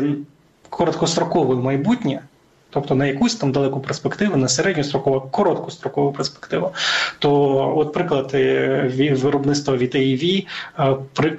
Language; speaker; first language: Ukrainian; native; Ukrainian